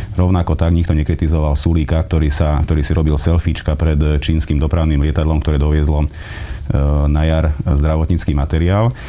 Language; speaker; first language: Slovak; non-native, local second language; Hungarian